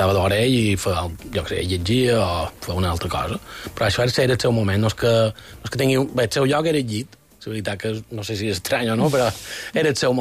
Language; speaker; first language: Catalan; native; Catalan